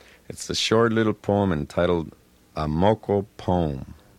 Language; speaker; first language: English; early bilingual, other home language; Spanish